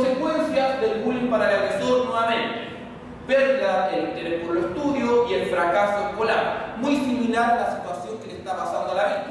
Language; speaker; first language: Spanish; native; Spanish